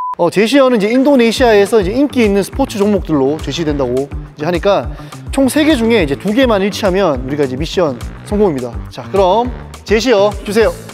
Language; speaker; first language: Korean; native; Korean